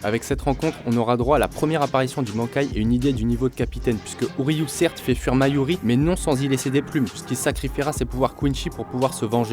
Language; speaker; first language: French; native; French